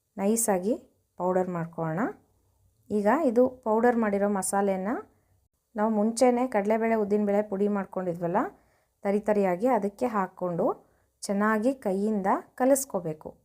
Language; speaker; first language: Kannada; native; Kannada